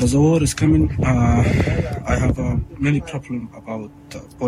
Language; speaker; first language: English; non-native, learner; Arabic